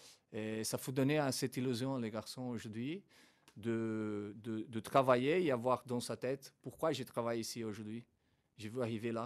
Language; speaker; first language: French; non-native, fluent; Portuguese